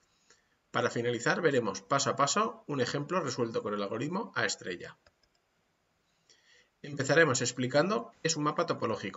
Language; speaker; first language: Spanish; native; Spanish